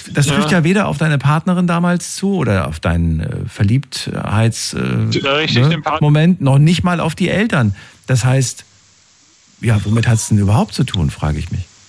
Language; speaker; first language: German; native; German